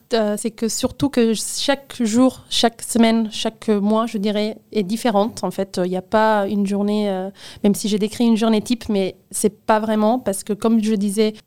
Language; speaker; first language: French; non-native, fluent; Spanish